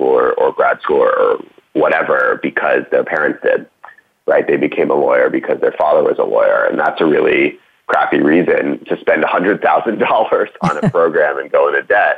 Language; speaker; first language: English; native; English